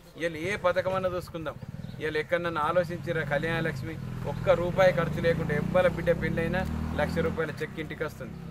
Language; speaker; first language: Telugu; native; Telugu